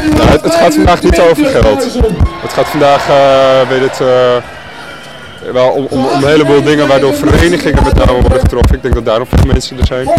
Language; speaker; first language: Dutch; native; Dutch